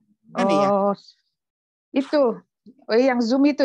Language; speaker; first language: Indonesian; native; Indonesian